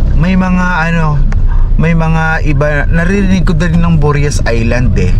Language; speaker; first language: Filipino; non-native, local second language; Hiligaynon